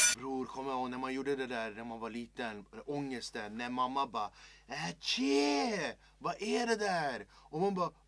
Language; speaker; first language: Swedish; early bilingual, other home language; Kurdish